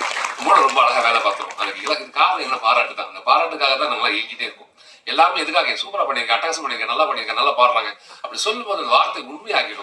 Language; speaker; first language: Tamil; native; Tamil